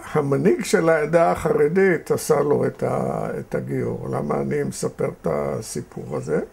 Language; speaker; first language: Hebrew; native; Hebrew